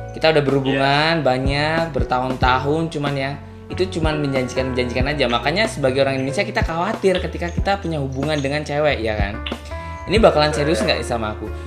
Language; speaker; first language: Indonesian; native; Indonesian